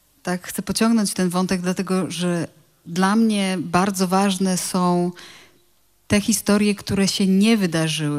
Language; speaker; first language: Polish; native; Polish